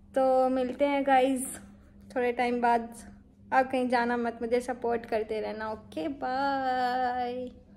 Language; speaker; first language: Hindi; native; Hindi